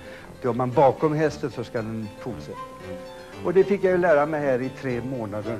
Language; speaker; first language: Swedish; native; Swedish